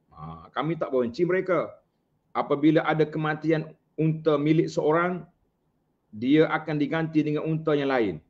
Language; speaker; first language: Malay; native; Malay